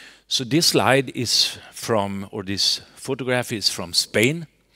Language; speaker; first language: English; non-native, fluent; Swedish